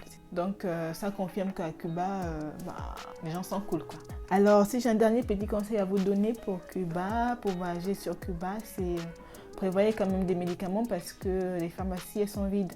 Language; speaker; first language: French; native; French